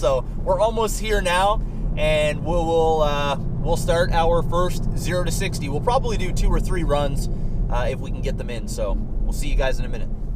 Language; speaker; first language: English; native; English